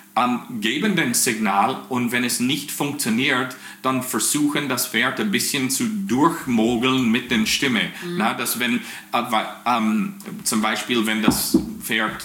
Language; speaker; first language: German; non-native, fluent; English